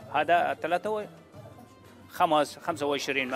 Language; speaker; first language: Arabic; non-native, learner; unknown